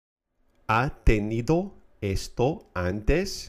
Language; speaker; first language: Spanish; non-native, fluent; English